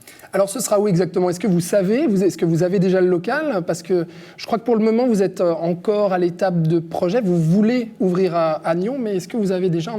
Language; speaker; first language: French; native; French